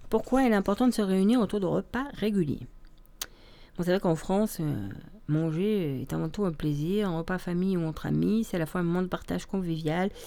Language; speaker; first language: French; native; French